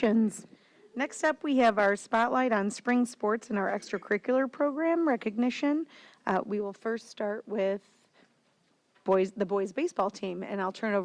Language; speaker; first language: English; native; English